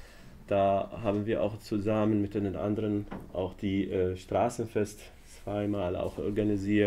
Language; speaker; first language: German; non-native, learner; Arabic